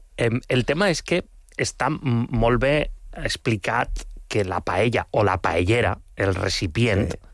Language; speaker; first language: Catalan; non-native, local second language; Spanish